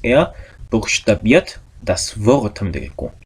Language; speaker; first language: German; non-native, fluent; Korean